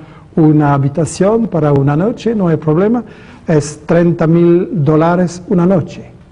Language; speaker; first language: Spanish; non-native, fluent; French